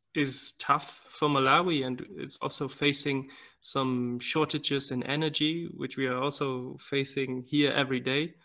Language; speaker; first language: English; non-native, fluent; German